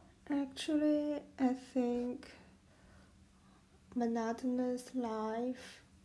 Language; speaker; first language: English; non-native, fluent; Chinese